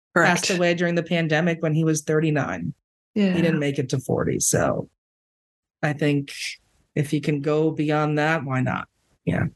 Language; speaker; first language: English; early bilingual, other home language; Spanish